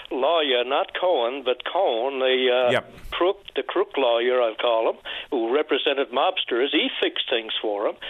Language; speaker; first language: English; native; English